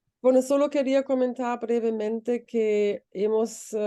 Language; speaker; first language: Spanish; non-native, fluent; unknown